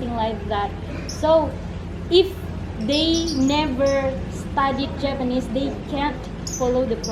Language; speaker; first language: English; non-native, fluent; Indonesian